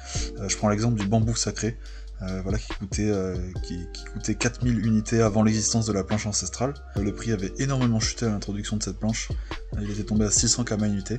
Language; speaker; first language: French; native; French